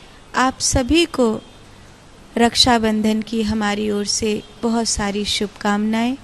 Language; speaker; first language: Hindi; native; Hindi